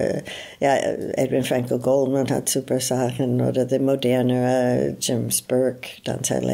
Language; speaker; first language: German; non-native, fluent; English